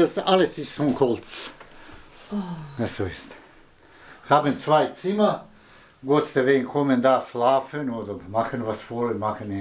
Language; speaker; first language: German; non-native, learner; Serbian